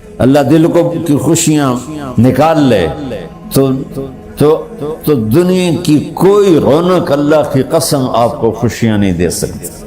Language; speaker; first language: Urdu; non-native, local second language; Punjabi